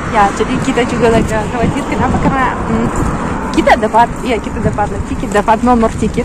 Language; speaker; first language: Indonesian; non-native, learner; Russian